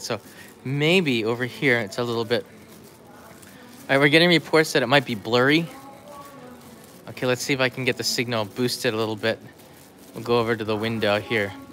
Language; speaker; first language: English; native; English